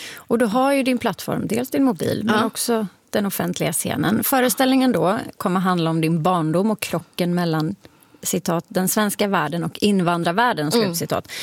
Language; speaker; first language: Swedish; native; Swedish